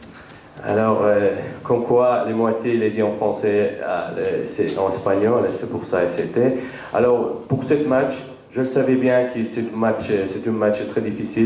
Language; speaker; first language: French; non-native, learner; Azerbaijani